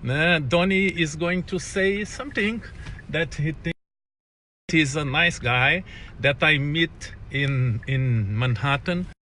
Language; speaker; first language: English; non-native, learner; Portuguese